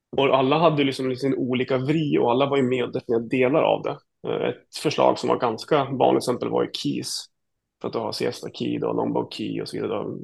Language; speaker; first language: Swedish; native; Swedish